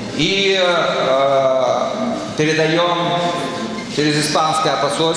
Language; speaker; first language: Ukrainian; non-native, local second language; Russian